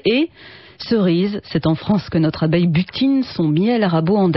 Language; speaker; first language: French; native; French